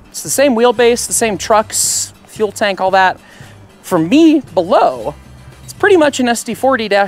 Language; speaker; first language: English; native; English